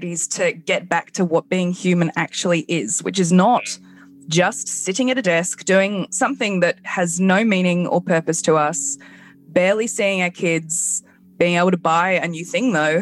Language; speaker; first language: English; native; English